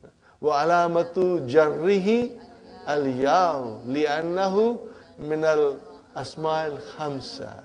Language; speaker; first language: Arabic; non-native, fluent; Urdu